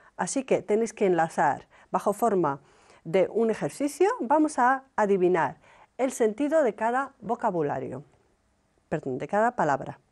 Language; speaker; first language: Spanish; non-native, fluent; Arabic